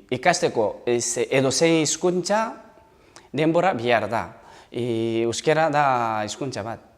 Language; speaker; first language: Basque; non-native, learner; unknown